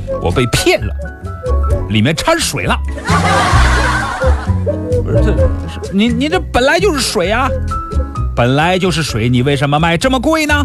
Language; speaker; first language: Chinese; native; Chinese